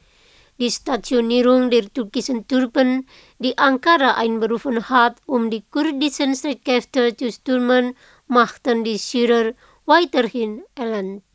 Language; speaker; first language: German; non-native, fluent; Indonesian